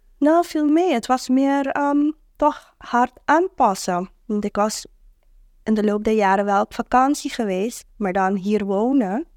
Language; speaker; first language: Dutch; non-native, local second language; Papiamento